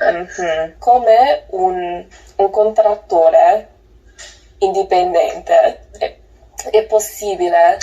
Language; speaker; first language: Italian; non-native, learner; English